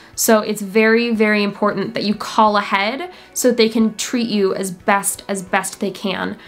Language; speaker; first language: English; native; English